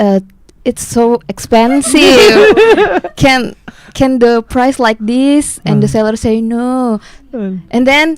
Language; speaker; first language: English; non-native, learner; Indonesian